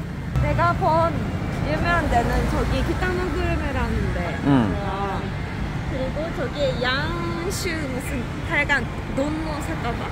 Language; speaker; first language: Korean; non-native, fluent; Japanese